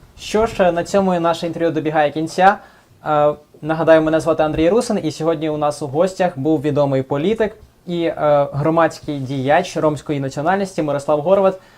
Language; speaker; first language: Ukrainian; native; Ukrainian